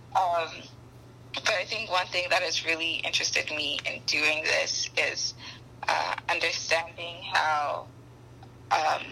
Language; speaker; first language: English; non-native, local second language; Akan